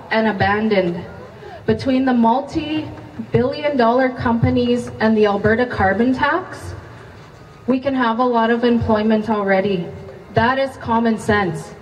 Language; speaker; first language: English; native; English